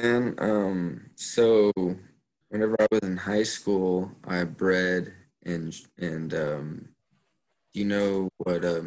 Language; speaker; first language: English; native; English